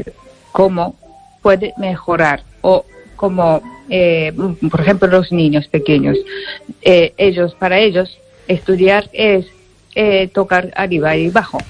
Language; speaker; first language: Spanish; non-native, fluent; Japanese